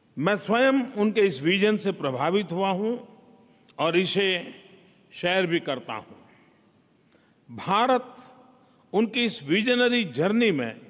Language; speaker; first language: Hindi; non-native, local second language; Gujarati